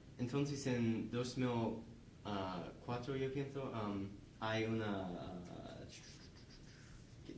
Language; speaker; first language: Spanish; non-native, learner; English